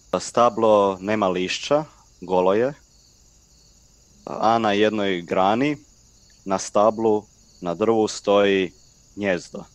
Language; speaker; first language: Croatian; native; Croatian